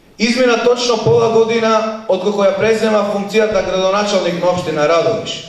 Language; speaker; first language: Macedonian; native; Macedonian